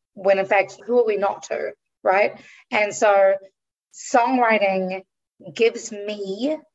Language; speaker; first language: English; native; English